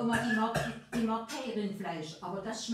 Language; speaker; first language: German; native; German